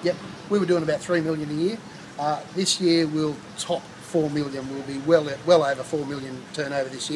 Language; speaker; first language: English; native; English